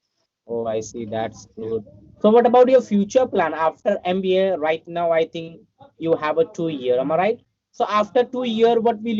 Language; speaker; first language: English; non-native, learner; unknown